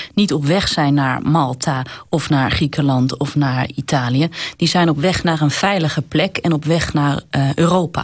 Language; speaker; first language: Dutch; native; Dutch